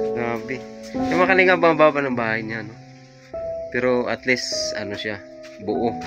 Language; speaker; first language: Filipino; non-native, local second language; Cebuano